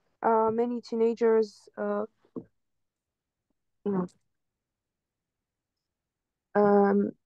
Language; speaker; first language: English; non-native, fluent; French